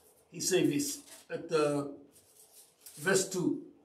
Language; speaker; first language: English; non-native, learner; Luba-Lulua